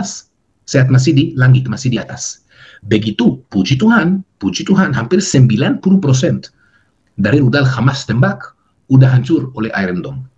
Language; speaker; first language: Indonesian; non-native, fluent; Hebrew